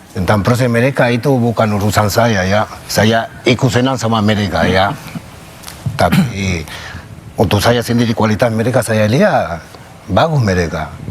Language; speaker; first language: Indonesian; non-native, fluent; Spanish